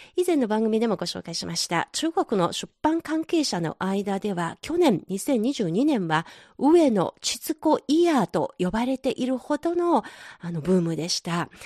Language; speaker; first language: Japanese; non-native, fluent; Chinese